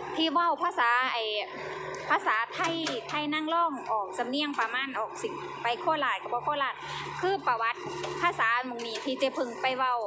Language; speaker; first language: Thai; native; Thai